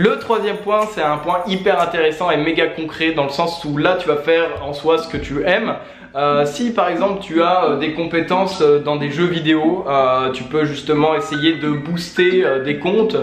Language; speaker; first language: French; native; French